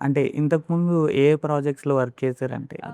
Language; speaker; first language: Telugu; native; Telugu